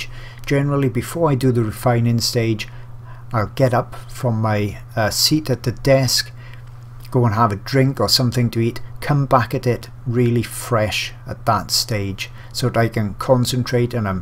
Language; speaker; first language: English; native; English